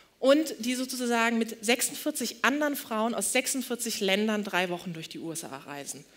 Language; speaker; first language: German; early bilingual, other home language; Turkish